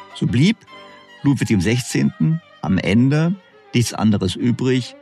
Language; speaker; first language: German; native; German